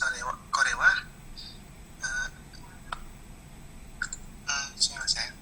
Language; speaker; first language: Japanese; non-native, learner; Indonesian